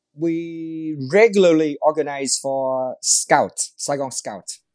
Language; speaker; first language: English; non-native, learner; Vietnamese